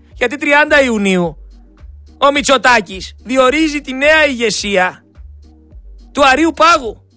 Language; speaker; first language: Greek; native; Greek